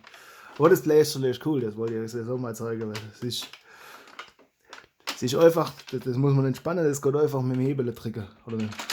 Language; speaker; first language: German; native; German